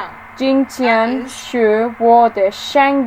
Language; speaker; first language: Chinese; non-native, learner; English